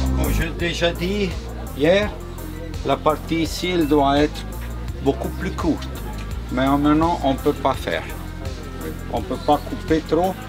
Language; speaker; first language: French; non-native, fluent; Italian